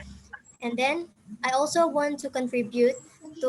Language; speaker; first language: English; non-native, fluent; Indonesian